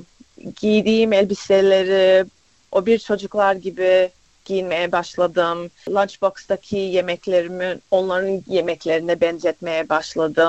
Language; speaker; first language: Turkish; early bilingual, other home language; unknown